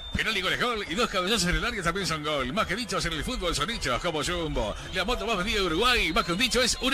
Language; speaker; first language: Spanish; native; Spanish